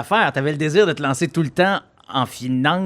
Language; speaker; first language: French; native; French